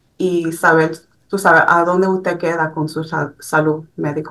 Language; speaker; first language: Spanish; early bilingual, heritage; Spanish